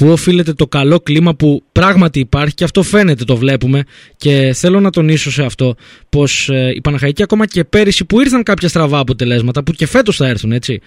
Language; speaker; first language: Greek; native; Greek